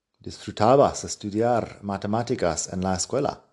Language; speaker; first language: Spanish; non-native, fluent; English